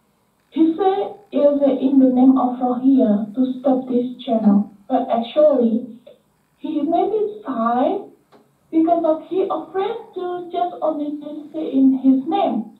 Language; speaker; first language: English; non-native, learner; Indonesian